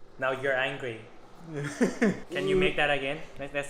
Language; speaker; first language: English; non-native, fluent; Thai